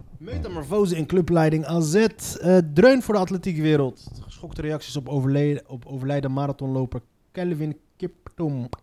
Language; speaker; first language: Dutch; native; Dutch